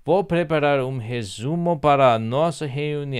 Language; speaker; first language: Portuguese; non-native, learner; English